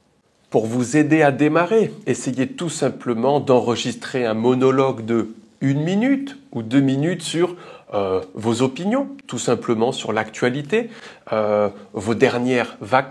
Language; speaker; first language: French; native; French